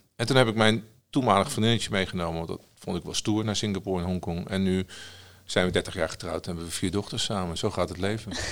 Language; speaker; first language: Dutch; native; Dutch